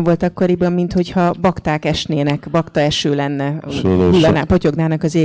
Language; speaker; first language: Hungarian; native; Hungarian